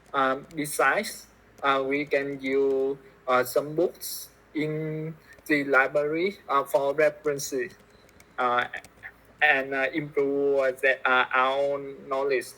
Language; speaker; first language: English; non-native, learner; Vietnamese